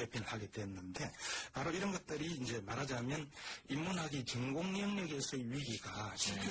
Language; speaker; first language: Korean; native; Korean